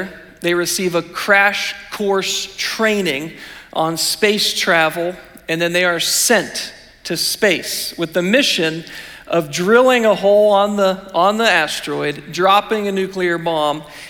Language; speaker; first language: English; native; English